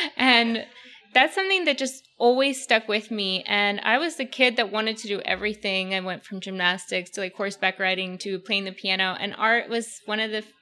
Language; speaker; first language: English; early bilingual, other home language; Russian